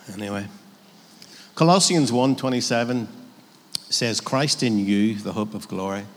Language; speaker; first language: English; native; English